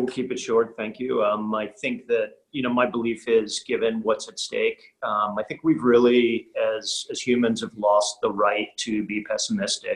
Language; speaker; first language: English; native; English